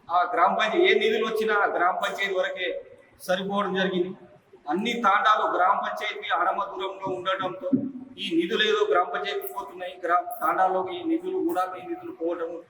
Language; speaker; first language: Telugu; non-native, local second language; Lambadi